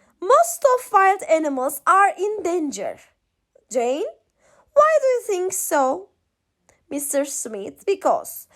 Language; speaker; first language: English; non-native, fluent; Turkish